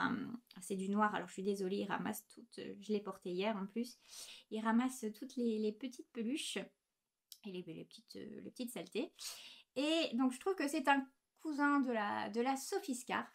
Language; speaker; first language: French; native; French